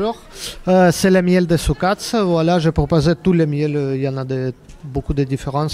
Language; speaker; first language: French; non-native, learner; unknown